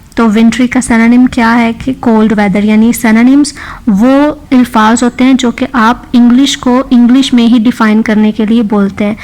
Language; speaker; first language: Urdu; non-native, local second language; Punjabi